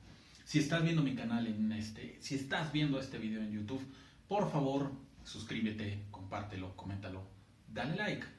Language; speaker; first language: Spanish; native; Spanish